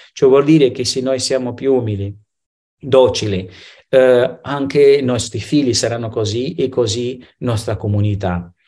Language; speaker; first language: Italian; non-native, fluent; Spanish